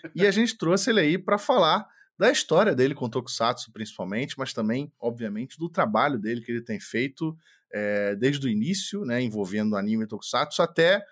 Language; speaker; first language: Portuguese; native; Portuguese